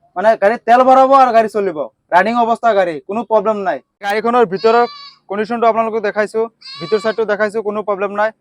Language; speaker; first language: Assamese; non-native, local second language; Bangla